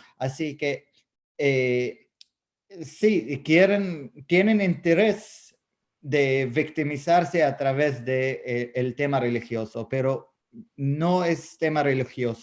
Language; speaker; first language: Spanish; non-native, fluent; Arabic